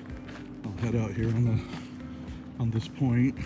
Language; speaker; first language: English; native; English